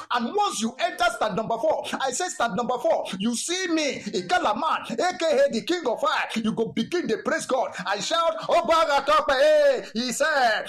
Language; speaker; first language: Nigerian Pidgin; non-native, local second language; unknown